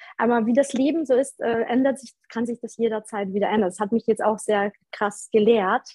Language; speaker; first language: German; early bilingual, other home language; Polish